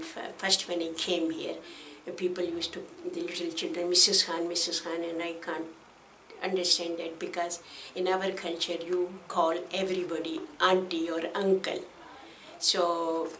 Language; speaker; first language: English; non-native, local second language; Pashto